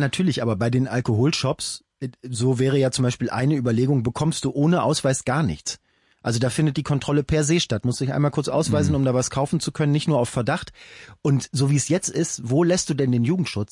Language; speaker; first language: German; native; German